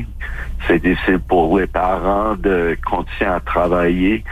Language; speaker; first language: French; non-native, fluent; English